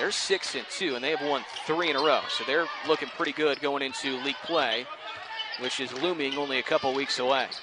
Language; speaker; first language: English; native; English